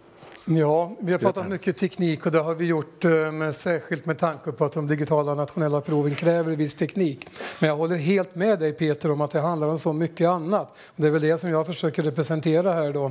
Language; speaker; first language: Swedish; native; Swedish